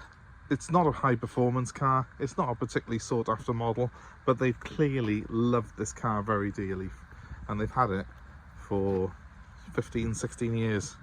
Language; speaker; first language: English; native; English